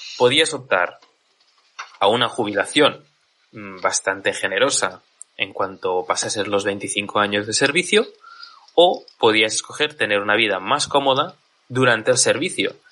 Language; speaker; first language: Spanish; native; Spanish